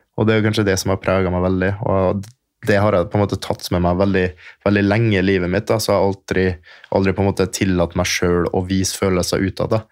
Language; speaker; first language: Norwegian; early bilingual, other home language; German